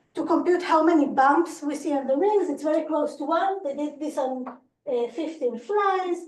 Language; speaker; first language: English; non-native, fluent; Hebrew